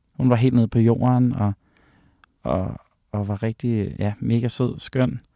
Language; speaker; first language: Danish; native; Danish